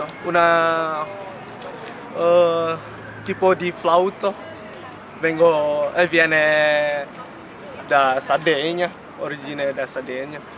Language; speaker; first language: Italian; non-native, learner; Indonesian